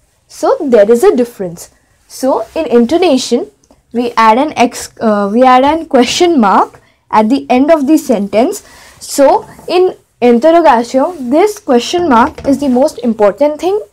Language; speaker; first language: English; non-native, local second language; Hindi